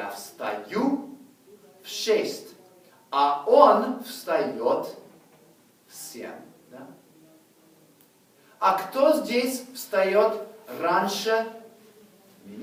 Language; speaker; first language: Russian; non-native, fluent; English